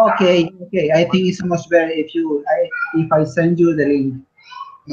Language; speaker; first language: English; non-native, learner; Spanish